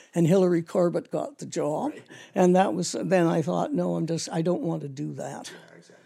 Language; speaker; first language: English; native; English